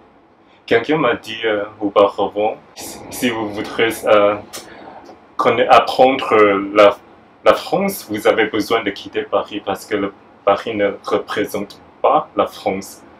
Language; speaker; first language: French; non-native, fluent; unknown